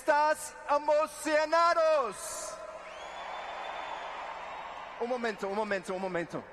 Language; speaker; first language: Spanish; non-native, learner; English